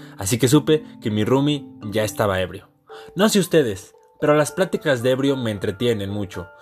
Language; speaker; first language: Spanish; native; Spanish